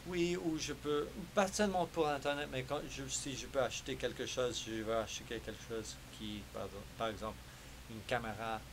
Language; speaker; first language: French; non-native, fluent; English